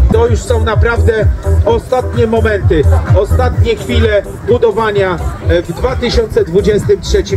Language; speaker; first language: Polish; native; Polish